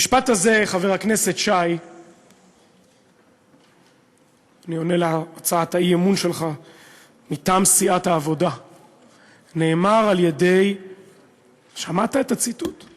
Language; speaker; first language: Hebrew; native; Hebrew